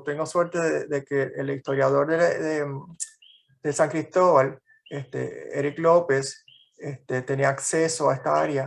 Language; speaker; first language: Spanish; native; Spanish